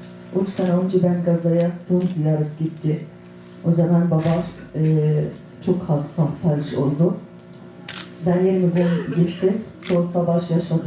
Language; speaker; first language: Turkish; non-native, learner; Arabic